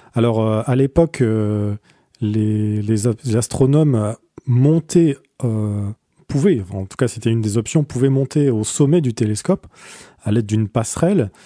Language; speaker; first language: French; native; French